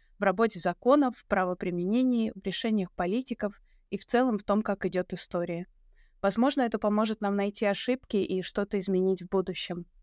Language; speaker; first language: Russian; native; Russian